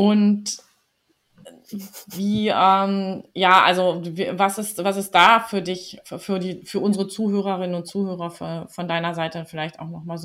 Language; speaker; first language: German; native; German